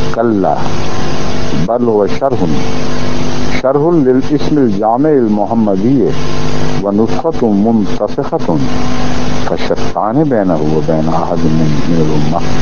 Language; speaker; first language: Urdu; native; Urdu